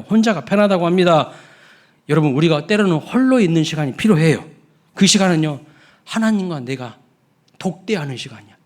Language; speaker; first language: Korean; native; Korean